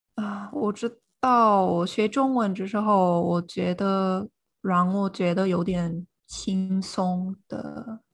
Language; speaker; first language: Chinese; non-native, fluent; English